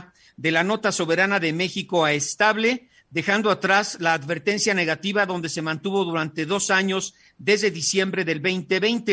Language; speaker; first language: Spanish; native; Spanish